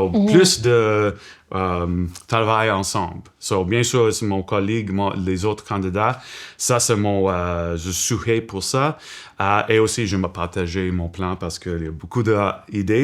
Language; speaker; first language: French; non-native, local second language; English